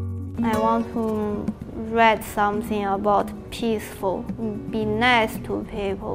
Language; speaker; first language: English; non-native, learner; Chinese